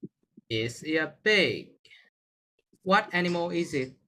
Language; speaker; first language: English; non-native, fluent; Vietnamese